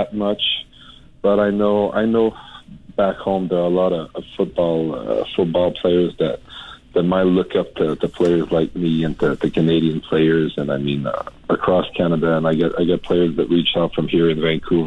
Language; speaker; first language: English; non-native, fluent; French